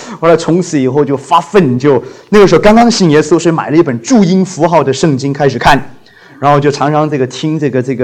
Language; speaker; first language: Chinese; non-native, local second language; Cantonese